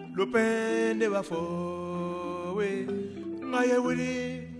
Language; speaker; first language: Spanish; non-native, learner; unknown